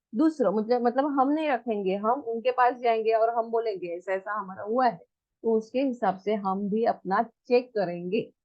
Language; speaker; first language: Hindi; non-native, local second language; Marathi